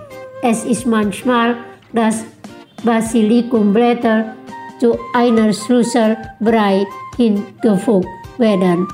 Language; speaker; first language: German; non-native, learner; Indonesian